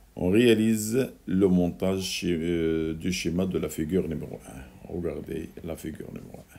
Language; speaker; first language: French; non-native, local second language; Arabic